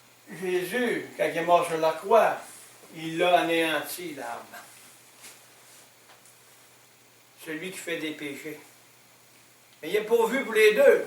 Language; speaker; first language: French; native; French